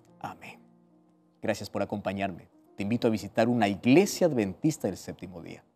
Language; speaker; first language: Spanish; native; Spanish